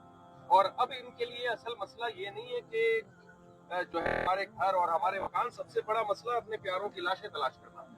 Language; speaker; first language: Urdu; native; Urdu